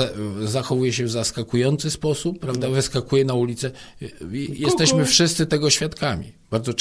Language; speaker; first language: Polish; native; Polish